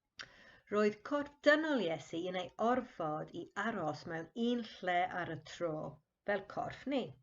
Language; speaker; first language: Welsh; non-native, fluent; English